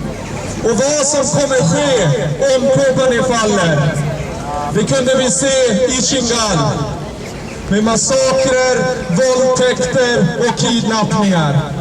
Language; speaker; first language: Swedish; native; Swedish